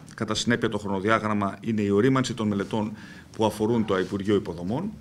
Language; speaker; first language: Greek; native; Greek